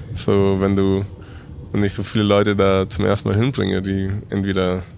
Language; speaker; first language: German; non-native, fluent; Spanish